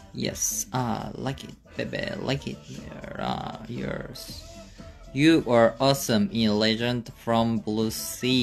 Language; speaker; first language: English; non-native, learner; Korean